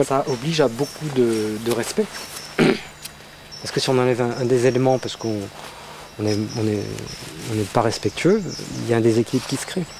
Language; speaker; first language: French; native; French